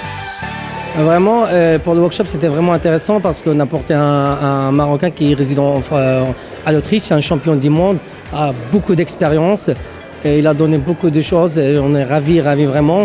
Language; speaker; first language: French; non-native, local second language; Arabic